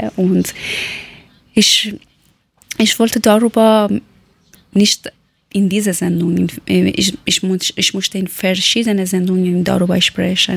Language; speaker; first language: German; non-native, learner; Persian